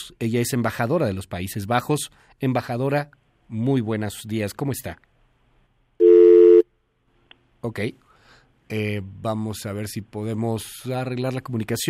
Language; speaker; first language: Spanish; native; Spanish